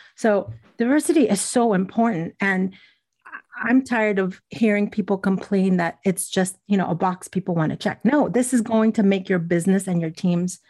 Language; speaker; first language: English; native; English